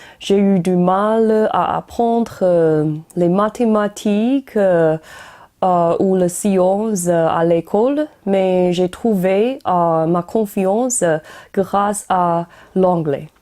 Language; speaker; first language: French; non-native, learner; Chinese